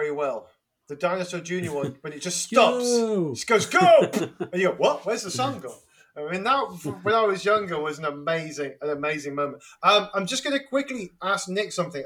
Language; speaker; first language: English; native; English